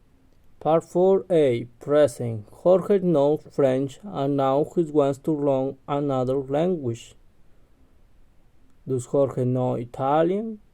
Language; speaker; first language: English; non-native, learner; Spanish